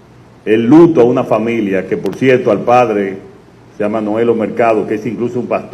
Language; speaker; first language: Spanish; native; Spanish